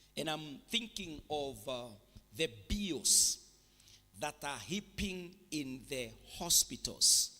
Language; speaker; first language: English; non-native, local second language; Swahili